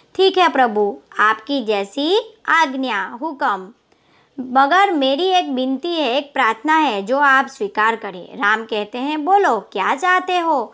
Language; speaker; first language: Hindi; non-native, local second language; Gujarati